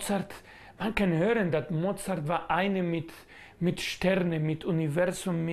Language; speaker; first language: German; non-native, learner; Spanish